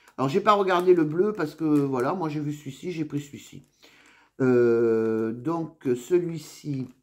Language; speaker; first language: French; native; French